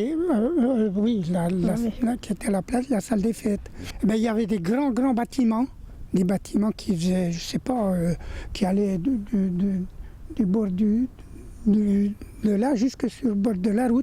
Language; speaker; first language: French; native; French